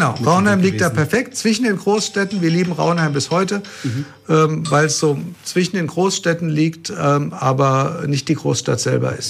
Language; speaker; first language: German; native; German